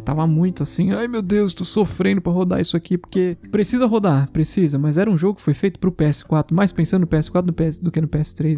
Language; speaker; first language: Portuguese; native; Portuguese